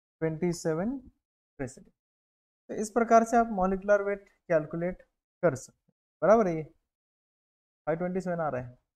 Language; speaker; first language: Hindi; native; Hindi